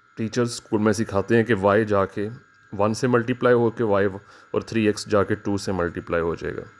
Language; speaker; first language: Urdu; native; Urdu